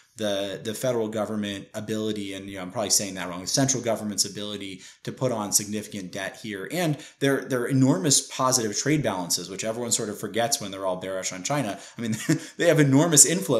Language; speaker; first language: English; native; English